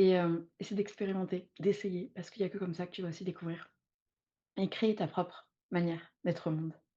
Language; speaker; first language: French; native; French